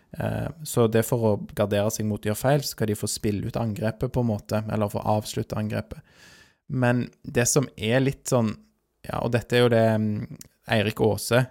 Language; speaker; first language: Norwegian; native; Norwegian